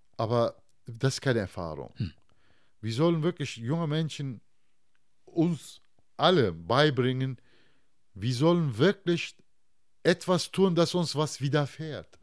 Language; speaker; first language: German; non-native, fluent; Turkish